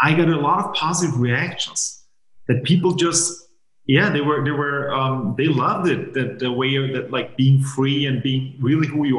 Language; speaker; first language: English; non-native, fluent; German